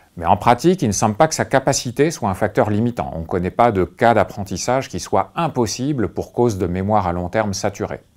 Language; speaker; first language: French; native; French